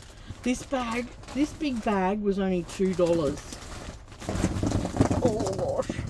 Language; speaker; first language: English; native; English